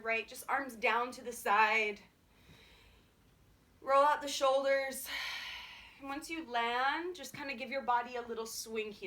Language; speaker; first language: English; native; English